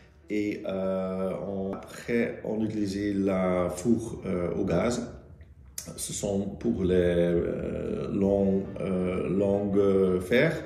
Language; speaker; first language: French; non-native, local second language; Dutch